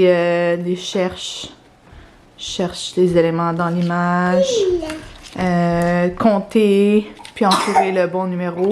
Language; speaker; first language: French; native; French